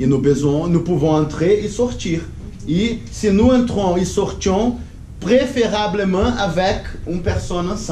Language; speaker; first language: French; non-native, learner; Portuguese